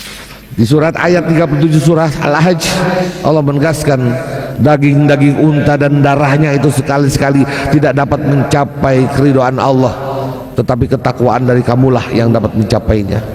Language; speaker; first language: Indonesian; native; Indonesian